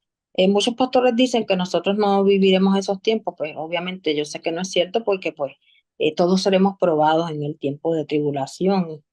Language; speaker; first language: Spanish; native; Spanish